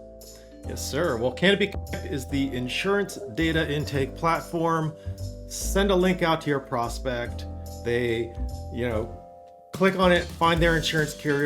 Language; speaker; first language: English; native; English